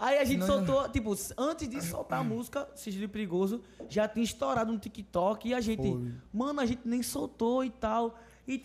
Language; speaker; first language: Portuguese; native; Portuguese